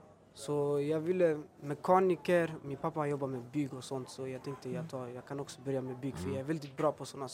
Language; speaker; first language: Swedish; early bilingual, other home language; Albanian